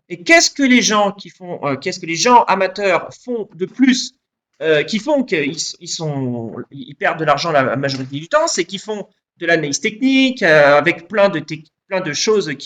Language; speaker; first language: French; native; French